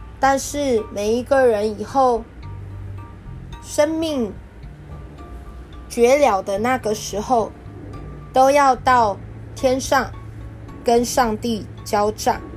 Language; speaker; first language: Chinese; native; Chinese